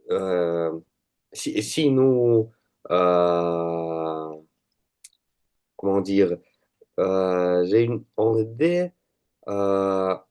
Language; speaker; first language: French; non-native, learner; Russian